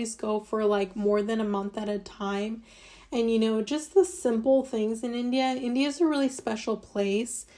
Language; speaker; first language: English; native; English